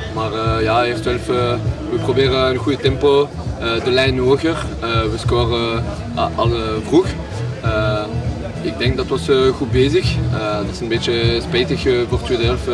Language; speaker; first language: Dutch; non-native, local second language; French